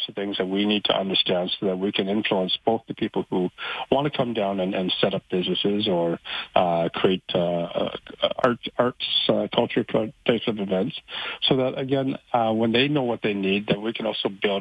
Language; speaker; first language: English; native; English